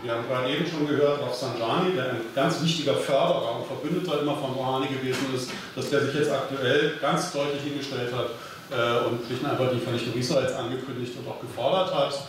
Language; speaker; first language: German; native; German